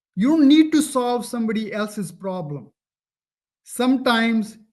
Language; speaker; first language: English; non-native, local second language; Punjabi